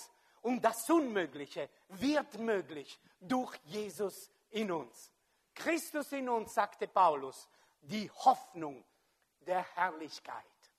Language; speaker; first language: German; non-native, fluent; French